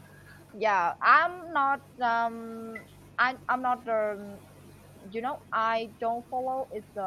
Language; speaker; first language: English; non-native, learner; Vietnamese